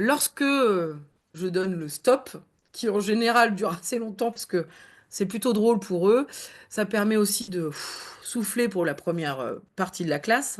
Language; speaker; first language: French; native; French